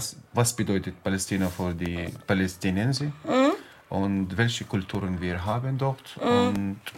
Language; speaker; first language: German; non-native, learner; Arabic